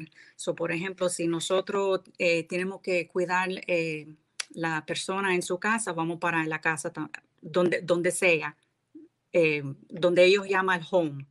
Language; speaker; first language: Spanish; early bilingual, heritage; English